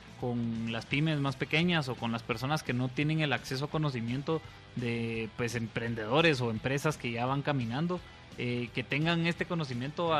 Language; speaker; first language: Spanish; native; Spanish